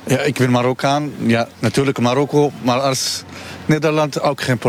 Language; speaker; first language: Dutch; non-native, learner; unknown